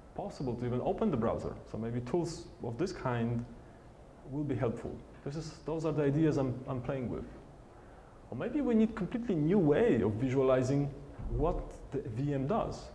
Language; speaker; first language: English; non-native, fluent; Polish